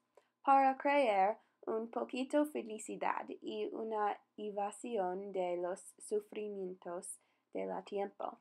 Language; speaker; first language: Spanish; non-native, learner; English